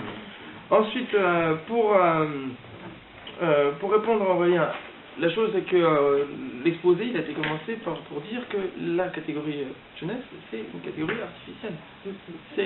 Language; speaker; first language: French; native; French